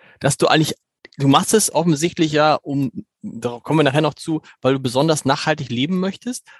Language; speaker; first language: German; native; German